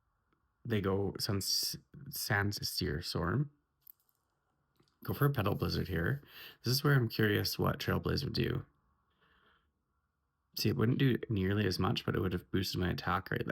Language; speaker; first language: English; native; English